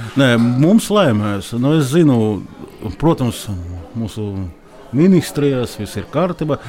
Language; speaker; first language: Latvian; non-native, local second language; Russian